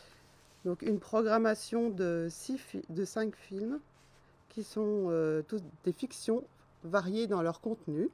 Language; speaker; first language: French; native; French